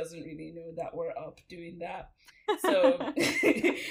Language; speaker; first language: English; non-native, local second language; Hausa